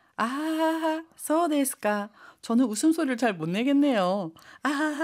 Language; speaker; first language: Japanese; non-native, fluent; Korean